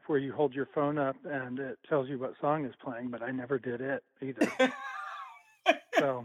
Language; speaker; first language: English; native; English